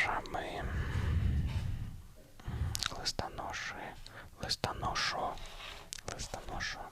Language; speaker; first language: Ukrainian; non-native, learner; Russian